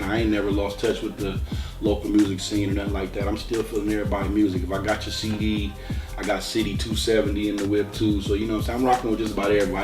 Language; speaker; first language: English; native; English